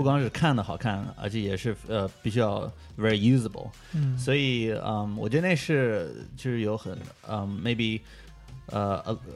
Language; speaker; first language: Chinese; early bilingual, heritage; Chinese